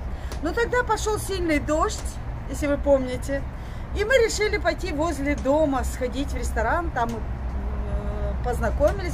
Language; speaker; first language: Russian; native; Russian